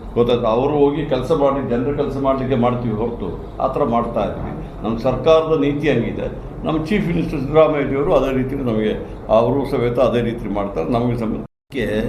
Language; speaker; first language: Kannada; non-native, local second language; Malayalam